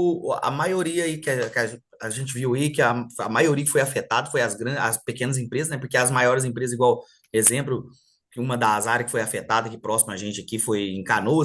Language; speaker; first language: Portuguese; native; Portuguese